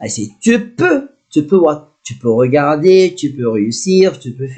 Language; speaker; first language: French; non-native, fluent; Arabic